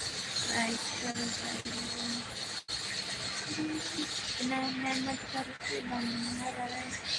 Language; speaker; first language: Hindi; non-native, local second language; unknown